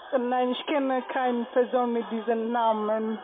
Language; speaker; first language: German; non-native, learner; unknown